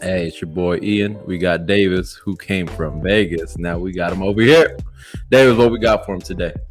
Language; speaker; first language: English; native; English